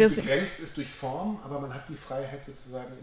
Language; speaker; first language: German; native; German